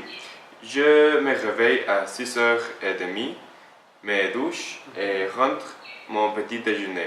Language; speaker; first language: French; non-native, learner; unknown